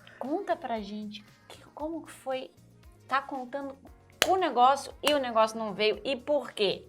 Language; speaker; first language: Portuguese; native; Portuguese